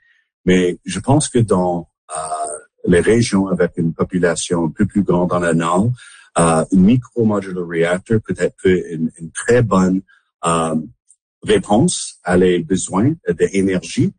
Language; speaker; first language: French; non-native, local second language; English